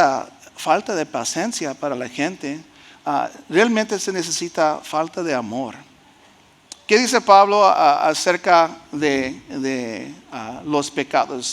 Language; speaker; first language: Spanish; early bilingual, heritage; Spanish